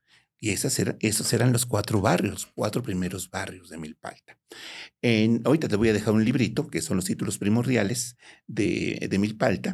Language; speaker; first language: Spanish; native; Spanish